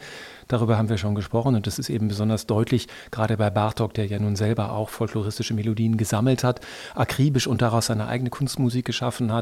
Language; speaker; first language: German; native; German